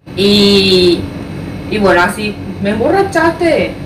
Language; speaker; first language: Spanish; native; Spanish